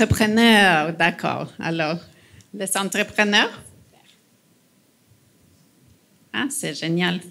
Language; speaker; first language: French; non-native, fluent; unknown